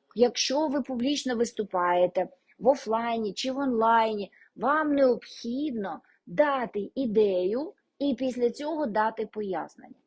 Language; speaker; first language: Ukrainian; non-native, local second language; Russian